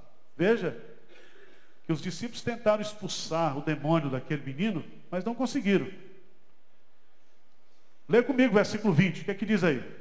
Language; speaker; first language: Portuguese; native; Portuguese